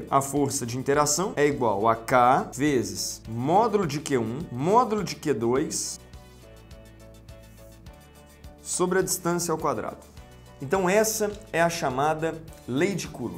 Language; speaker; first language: Portuguese; native; Portuguese